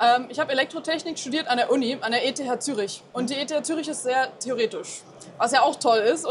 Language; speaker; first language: German; native; German